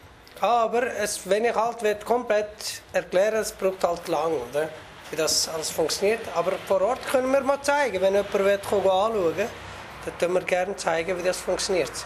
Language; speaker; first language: German; non-native, fluent; Kurdish